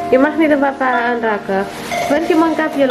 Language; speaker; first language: Dutch; non-native, learner; Indonesian